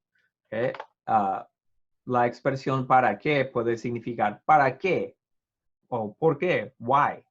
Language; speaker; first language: Spanish; non-native, fluent; English